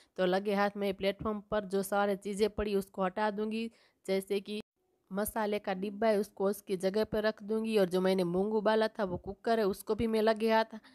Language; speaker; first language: Hindi; non-native, local second language; Gujarati